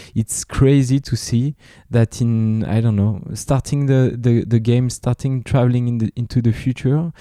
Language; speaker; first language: English; non-native, fluent; French